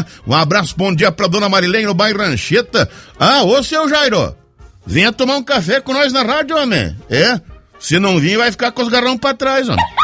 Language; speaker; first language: Portuguese; native; Portuguese